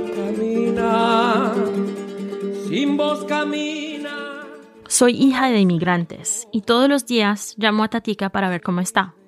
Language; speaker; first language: Spanish; early bilingual, heritage; Spanish